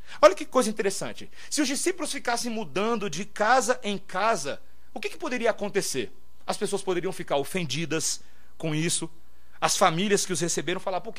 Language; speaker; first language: Portuguese; native; Portuguese